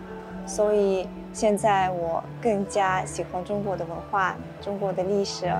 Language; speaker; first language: Chinese; non-native, learner; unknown